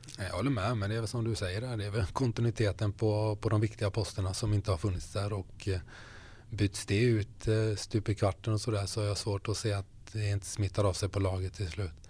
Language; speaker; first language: Swedish; native; Swedish